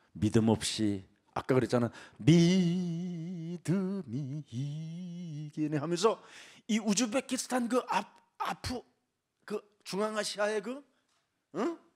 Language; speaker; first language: Korean; native; Korean